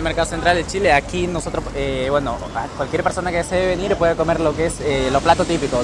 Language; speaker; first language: Spanish; native; Spanish